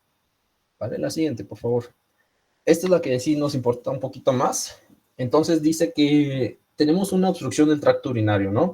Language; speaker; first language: Spanish; native; Spanish